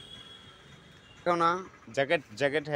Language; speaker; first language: Hindi; non-native, learner; Bangla